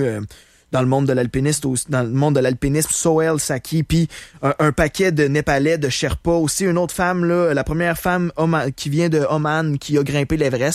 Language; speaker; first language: French; native; French